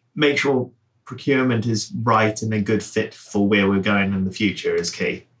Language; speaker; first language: English; native; English